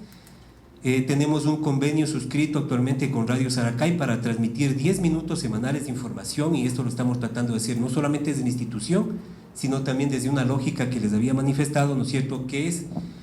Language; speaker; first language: Spanish; native; Spanish